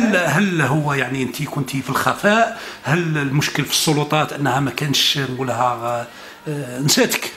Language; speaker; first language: Arabic; native; Arabic